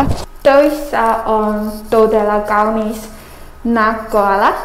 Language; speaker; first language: Finnish; non-native, learner; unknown